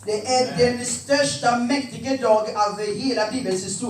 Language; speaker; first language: Swedish; non-native, fluent; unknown